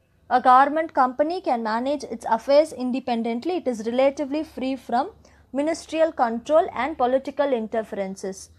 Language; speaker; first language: English; non-native, local second language; Tamil